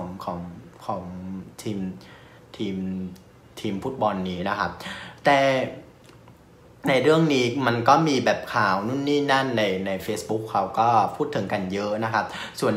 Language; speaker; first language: Thai; non-native, fluent; Vietnamese